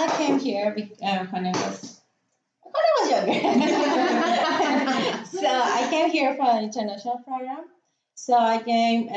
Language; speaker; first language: English; non-native, fluent; Spanish